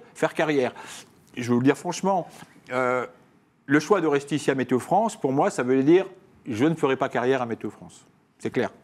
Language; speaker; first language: French; native; French